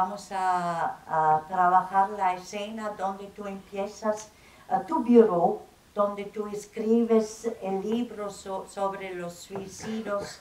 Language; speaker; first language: Spanish; non-native, fluent; German